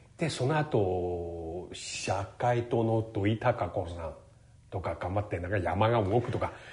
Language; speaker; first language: Japanese; non-native, fluent; Chinese